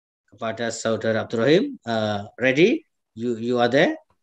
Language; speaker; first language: English; non-native, fluent; Indonesian